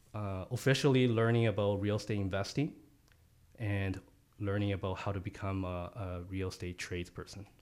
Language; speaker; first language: English; non-native, fluent; Japanese